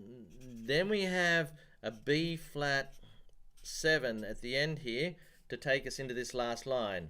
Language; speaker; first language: English; native; English